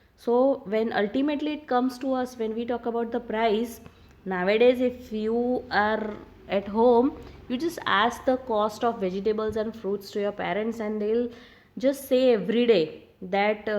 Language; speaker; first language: English; non-native, local second language; Hindi